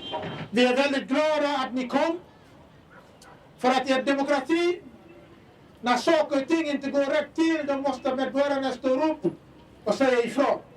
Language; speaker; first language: Swedish; non-native, fluent; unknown